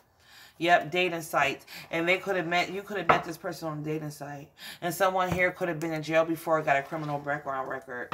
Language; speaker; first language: English; native; English